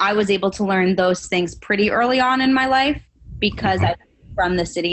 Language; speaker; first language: English; native; English